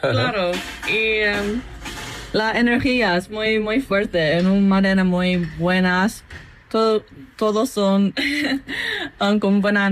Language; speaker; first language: Spanish; non-native, learner; English